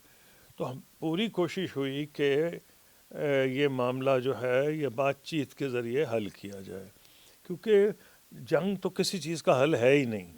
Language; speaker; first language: Urdu; native; Urdu